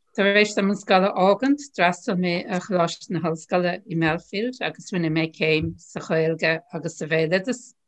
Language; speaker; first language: Irish; non-native, local second language; English